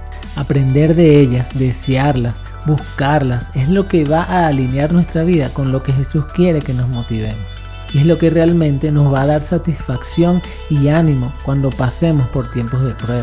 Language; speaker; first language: Spanish; native; Spanish